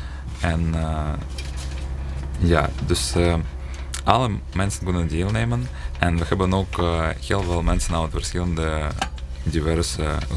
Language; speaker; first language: Dutch; non-native, learner; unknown